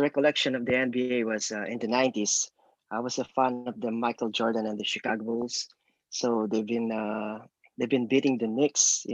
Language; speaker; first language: English; non-native, local second language; Filipino